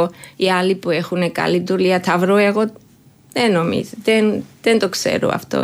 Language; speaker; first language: Greek; non-native, learner; Georgian